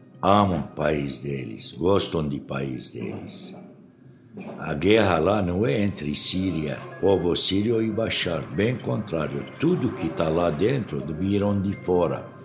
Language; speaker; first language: Portuguese; non-native, fluent; Arabic